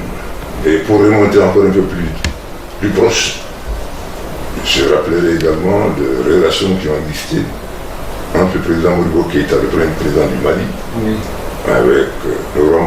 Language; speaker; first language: French; non-native, local second language; Bambara